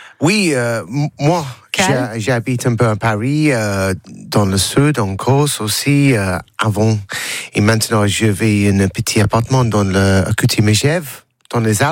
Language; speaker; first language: French; non-native, learner; English